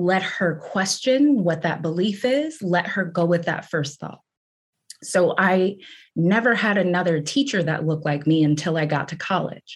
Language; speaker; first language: English; native; English